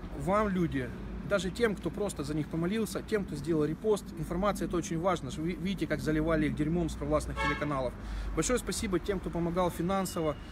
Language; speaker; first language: Russian; native; Russian